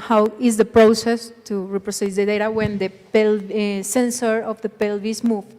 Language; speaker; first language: English; non-native, learner; Spanish